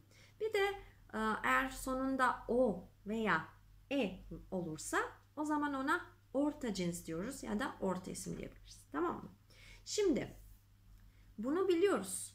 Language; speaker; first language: Turkish; non-native, fluent; Macedonian